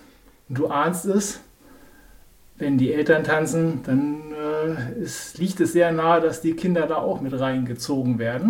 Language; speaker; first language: German; native; German